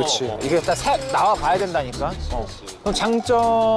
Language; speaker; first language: Korean; native; Korean